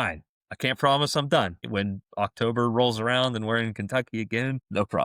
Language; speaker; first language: English; native; English